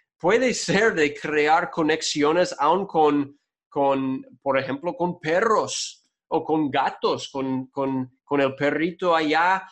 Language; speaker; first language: Spanish; non-native, fluent; English